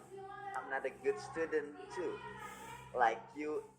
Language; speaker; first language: English; non-native, learner; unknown